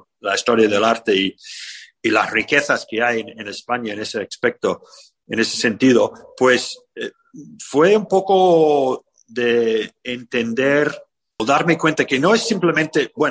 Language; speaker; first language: Spanish; non-native, fluent; English